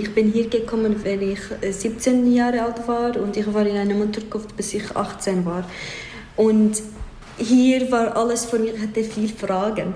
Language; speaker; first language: German; non-native, fluent; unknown